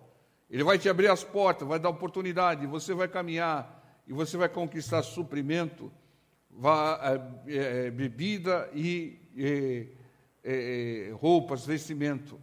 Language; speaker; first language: Portuguese; native; Portuguese